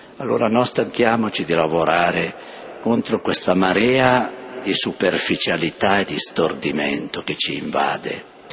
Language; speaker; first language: Italian; native; Italian